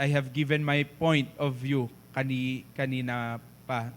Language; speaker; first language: English; non-native, fluent; Filipino